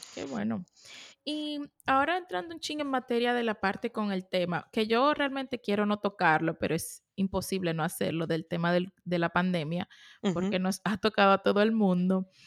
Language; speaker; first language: Spanish; native; Spanish